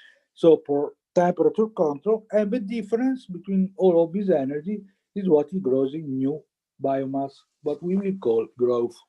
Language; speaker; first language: English; non-native, fluent; Italian